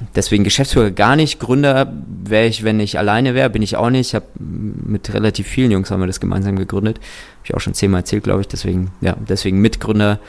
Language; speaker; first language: German; early bilingual, other home language; Russian